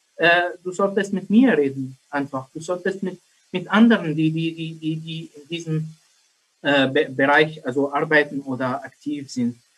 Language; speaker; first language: German; non-native, learner; Arabic